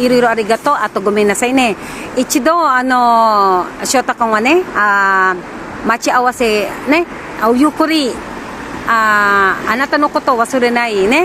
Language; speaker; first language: Japanese; non-native, learner; Filipino